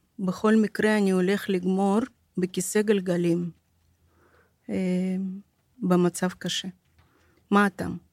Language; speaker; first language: Hebrew; non-native, fluent; Russian